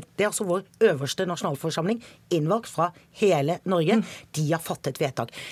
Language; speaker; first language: Norwegian; native; Norwegian